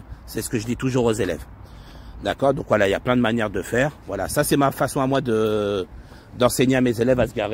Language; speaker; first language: French; native; French